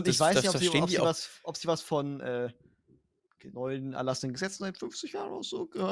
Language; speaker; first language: German; native; German